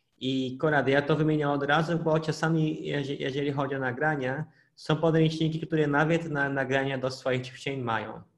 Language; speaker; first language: Polish; non-native, fluent; Portuguese